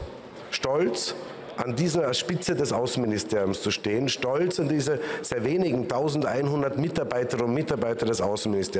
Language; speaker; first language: German; native; German